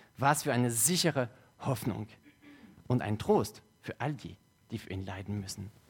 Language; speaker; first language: German; non-native, local second language; French